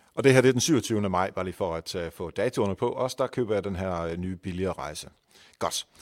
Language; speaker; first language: Danish; non-native, fluent; Dutch